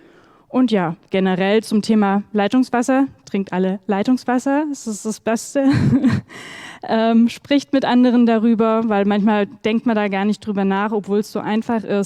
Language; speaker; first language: German; native; German